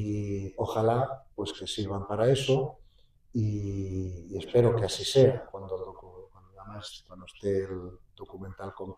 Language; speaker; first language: Spanish; native; Spanish